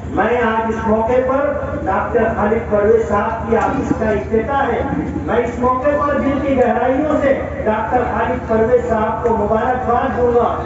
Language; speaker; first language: Urdu; native; Urdu